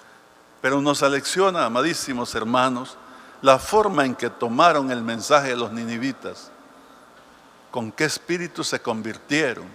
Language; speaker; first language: Spanish; native; Spanish